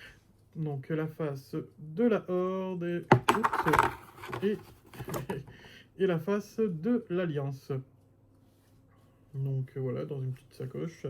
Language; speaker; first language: French; native; French